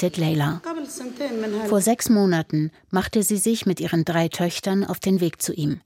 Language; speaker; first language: German; native; German